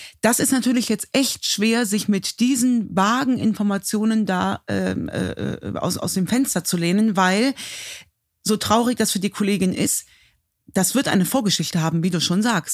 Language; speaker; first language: German; native; German